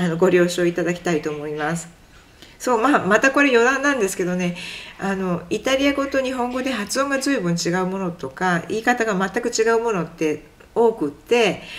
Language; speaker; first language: Japanese; native; Japanese